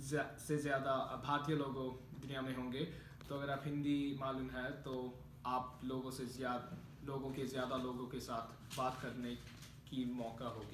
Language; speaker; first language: Hindi; non-native, learner; Malayalam